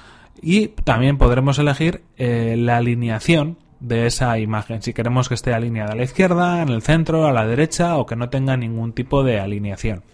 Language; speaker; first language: Spanish; native; Spanish